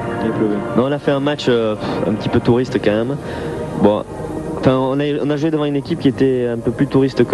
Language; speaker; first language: French; native; French